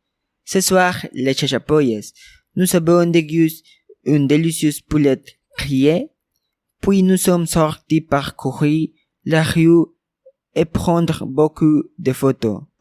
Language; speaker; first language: French; non-native, learner; Spanish